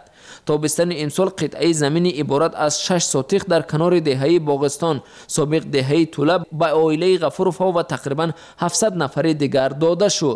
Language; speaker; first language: Persian; native; Persian